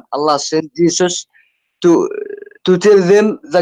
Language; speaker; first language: English; non-native, fluent; Arabic